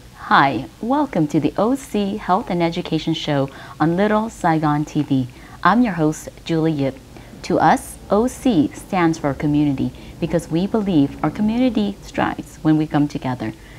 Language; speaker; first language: English; early bilingual, other home language; Vietnamese